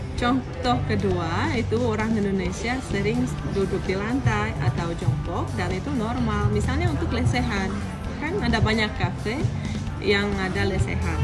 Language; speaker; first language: Indonesian; non-native, fluent; Russian